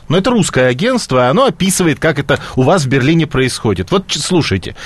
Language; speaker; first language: Russian; native; Russian